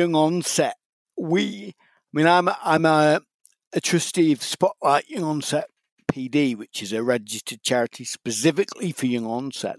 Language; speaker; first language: English; native; English